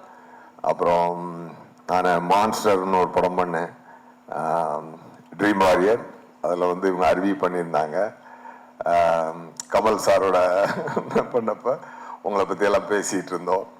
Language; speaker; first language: Tamil; native; Tamil